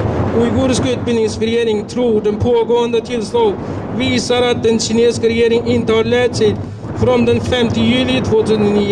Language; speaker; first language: Swedish; non-native, fluent; Uyghur